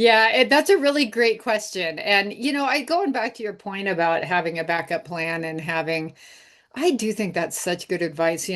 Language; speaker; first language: English; native; English